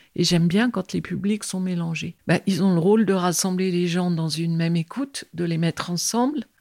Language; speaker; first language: French; native; French